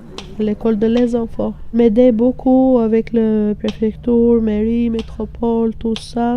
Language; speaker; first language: French; non-native, learner; Albanian